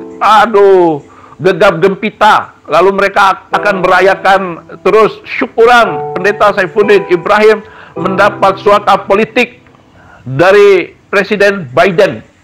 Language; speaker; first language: Indonesian; non-native, local second language; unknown